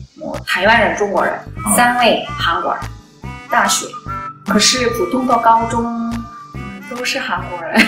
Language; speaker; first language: Chinese; non-native, learner; Korean